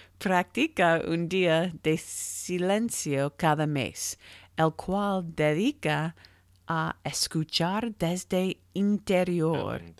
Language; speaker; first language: Spanish; non-native, learner; English